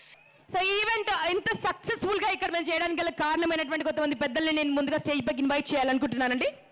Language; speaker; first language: Telugu; native; Telugu